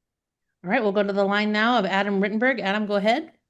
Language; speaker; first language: English; native; English